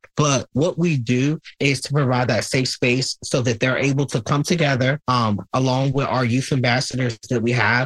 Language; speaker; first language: English; native; English